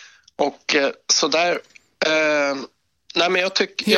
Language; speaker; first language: Swedish; native; Swedish